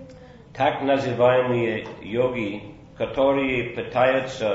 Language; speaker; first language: Russian; non-native, fluent; English